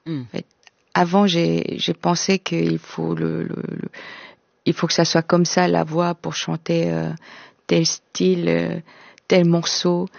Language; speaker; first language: French; non-native, fluent; Korean